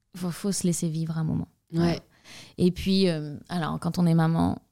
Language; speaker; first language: French; native; French